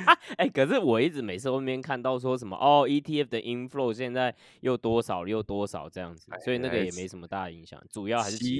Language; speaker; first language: Chinese; native; Chinese